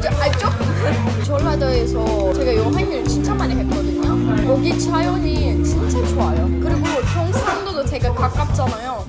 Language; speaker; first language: Korean; non-native, fluent; Turkish